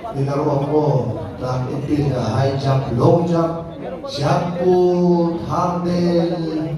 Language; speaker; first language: Filipino; native; Filipino